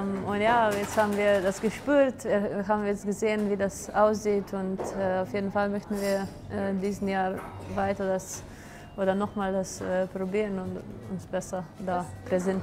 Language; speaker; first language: German; non-native, fluent; Slovenian